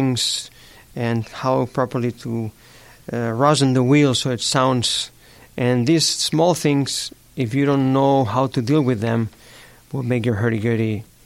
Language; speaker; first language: English; non-native, fluent; Spanish